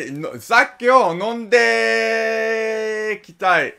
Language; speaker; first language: Japanese; non-native, learner; English